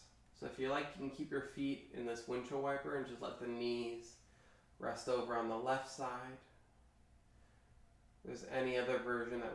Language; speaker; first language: English; native; English